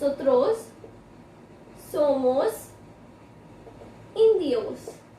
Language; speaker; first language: Spanish; non-native, fluent; Hindi